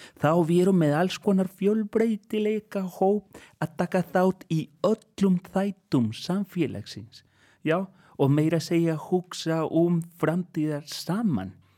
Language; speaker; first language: Icelandic; non-native, fluent; Spanish